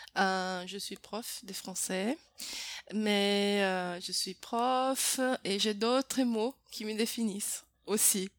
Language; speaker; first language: French; non-native, fluent; Portuguese